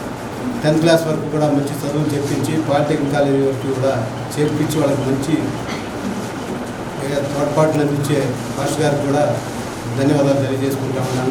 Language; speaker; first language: Telugu; native; Telugu